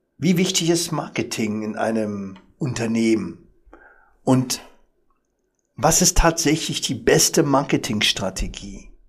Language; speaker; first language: German; early bilingual, other home language; Arabic